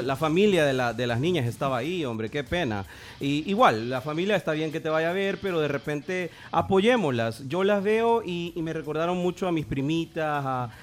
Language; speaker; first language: Spanish; native; Spanish